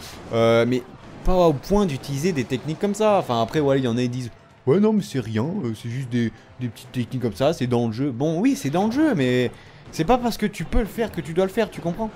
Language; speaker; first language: French; native; French